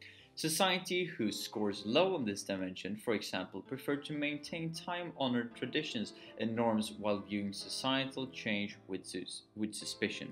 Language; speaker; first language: English; non-native, fluent; Swedish